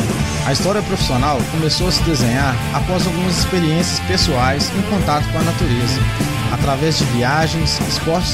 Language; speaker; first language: Portuguese; native; Portuguese